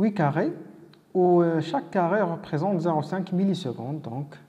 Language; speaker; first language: French; non-native, local second language; Arabic